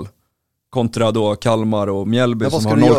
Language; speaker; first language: Swedish; native; Swedish